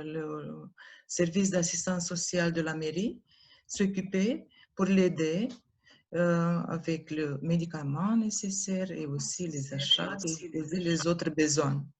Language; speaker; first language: French; non-native, learner; Romanian